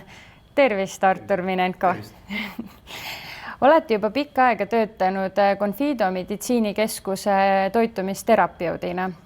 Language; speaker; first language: Estonian; native; Estonian